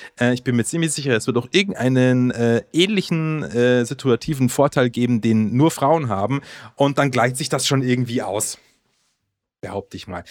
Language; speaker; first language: German; early bilingual, other home language; Croatian